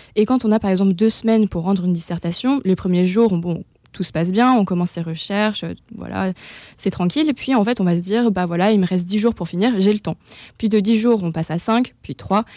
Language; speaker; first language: French; native; French